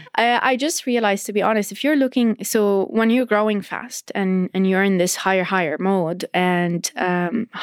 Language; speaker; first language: English; non-native, fluent; Arabic